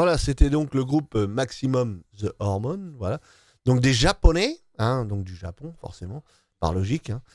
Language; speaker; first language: French; native; French